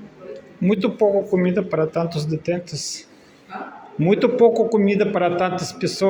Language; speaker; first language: Portuguese; non-native, learner; Russian